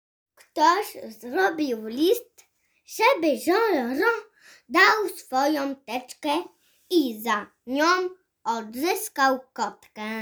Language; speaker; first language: Polish; early bilingual, heritage; Polish